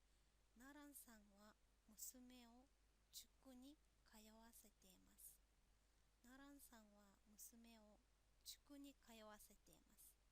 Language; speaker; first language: Japanese; non-native, fluent; Mongolian